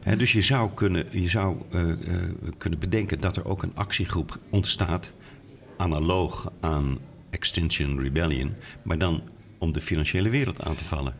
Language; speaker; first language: Dutch; native; Dutch